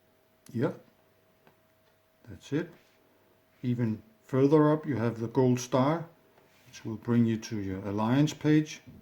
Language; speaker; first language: English; non-native, fluent; Danish